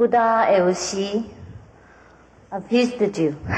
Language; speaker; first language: French; non-native, learner; Vietnamese